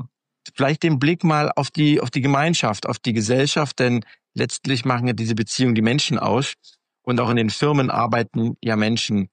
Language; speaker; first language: German; native; German